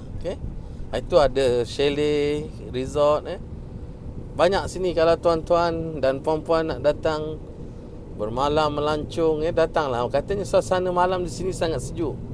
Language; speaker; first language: Malay; native; Malay